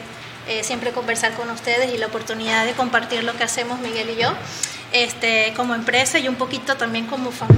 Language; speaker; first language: Spanish; native; Spanish